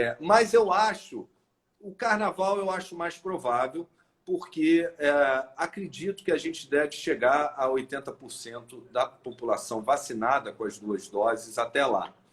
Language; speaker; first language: Portuguese; native; Portuguese